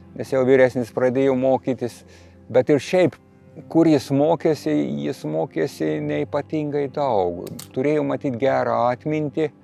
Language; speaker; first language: Lithuanian; native; Lithuanian